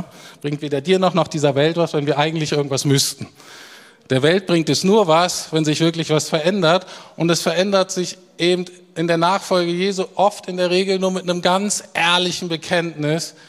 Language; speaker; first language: German; native; German